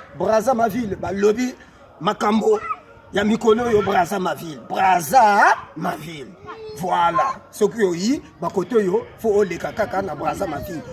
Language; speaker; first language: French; non-native, local second language; Lingala